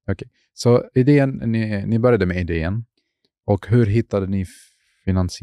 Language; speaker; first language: Swedish; non-native, fluent; Arabic